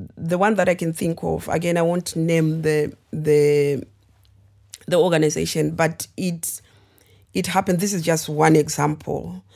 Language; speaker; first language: English; non-native, local second language; Shona